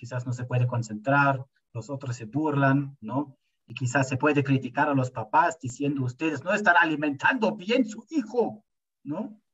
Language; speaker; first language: Spanish; non-native, fluent; German